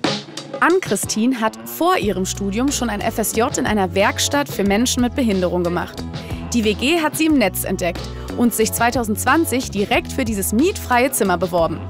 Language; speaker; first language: German; native; German